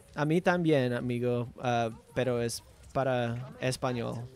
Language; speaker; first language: Spanish; non-native, learner; English